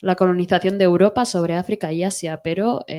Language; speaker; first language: Spanish; native; Spanish